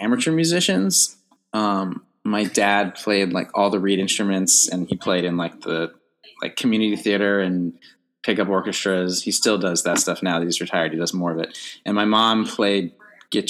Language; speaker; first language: English; native; English